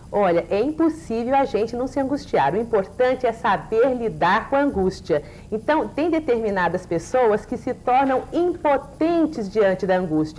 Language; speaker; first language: Portuguese; native; Portuguese